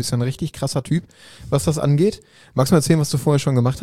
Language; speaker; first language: German; native; German